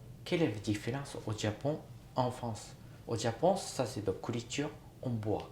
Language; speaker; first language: French; non-native, learner; Japanese